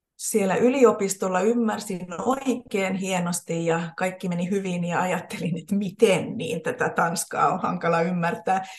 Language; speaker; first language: Finnish; native; Finnish